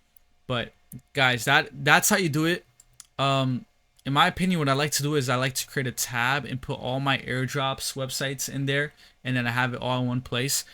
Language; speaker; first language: English; native; English